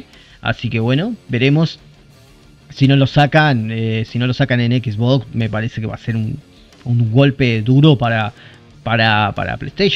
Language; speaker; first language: Spanish; native; Spanish